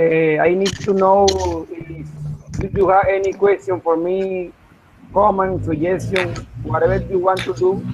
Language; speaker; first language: English; non-native, learner; Spanish